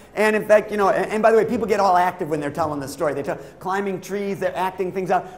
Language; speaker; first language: English; native; English